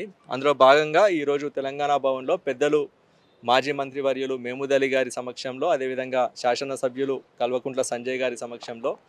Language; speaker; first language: Telugu; native; Telugu